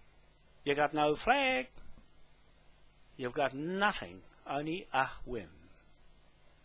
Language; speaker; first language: English; native; English